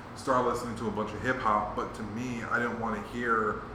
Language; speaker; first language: English; native; English